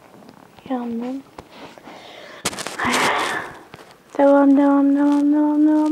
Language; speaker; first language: Turkish; native; Turkish